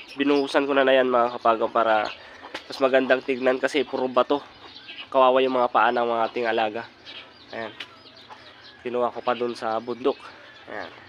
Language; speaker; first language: Filipino; native; Filipino